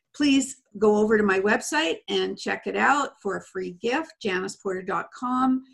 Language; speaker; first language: English; native; English